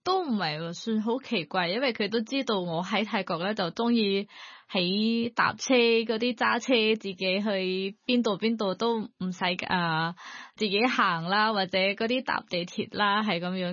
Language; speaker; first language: Cantonese; non-native, fluent; Thai